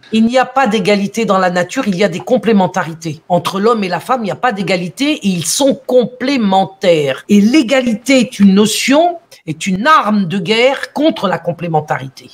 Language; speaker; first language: French; early bilingual, other home language; Arabic